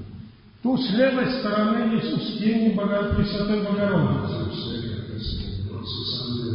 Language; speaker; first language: Russian; non-native, fluent; Polish